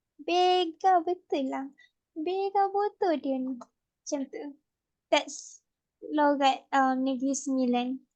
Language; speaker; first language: Malay; native; Malay